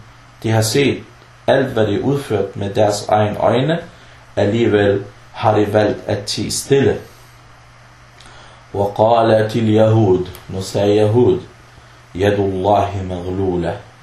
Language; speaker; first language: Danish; early bilingual, other home language; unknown